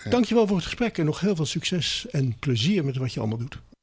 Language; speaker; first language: Dutch; native; Dutch